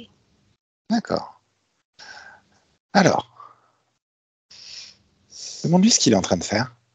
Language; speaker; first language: French; native; French